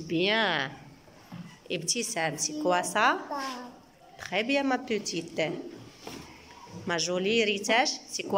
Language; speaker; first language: French; non-native, local second language; Arabic